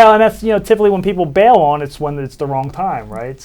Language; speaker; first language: English; native; English